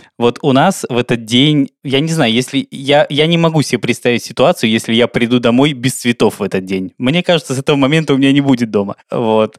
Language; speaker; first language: Russian; native; Russian